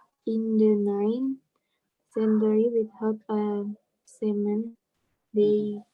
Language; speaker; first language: English; non-native, learner; Indonesian